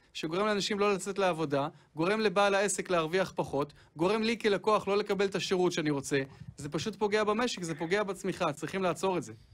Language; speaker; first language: Hebrew; native; Hebrew